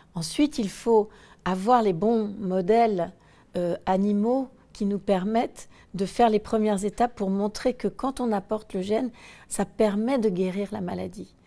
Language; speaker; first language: French; native; French